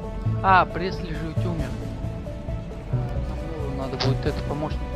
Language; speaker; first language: Russian; native; Russian